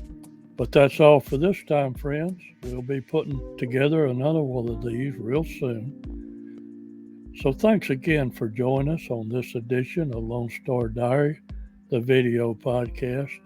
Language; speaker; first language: English; native; English